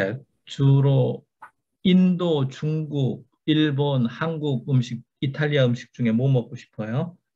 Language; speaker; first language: Korean; native; Korean